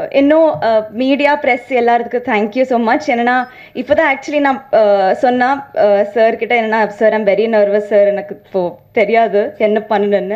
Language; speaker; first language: Tamil; non-native, learner; Telugu